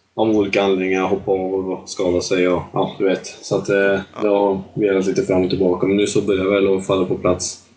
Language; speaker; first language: Swedish; native; Swedish